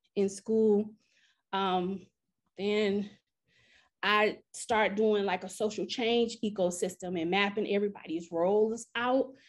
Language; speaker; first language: English; native; English